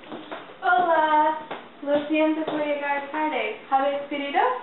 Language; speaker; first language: Spanish; non-native, learner; English